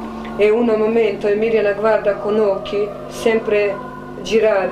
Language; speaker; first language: Italian; non-native, learner; Croatian